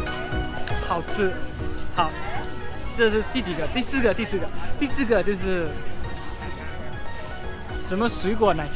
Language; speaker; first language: Chinese; non-native, learner; Thai